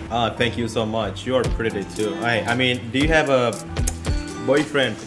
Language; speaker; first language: English; non-native, fluent; Indonesian